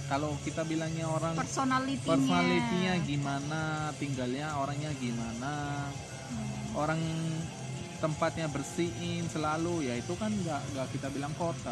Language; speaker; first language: Indonesian; non-native, fluent; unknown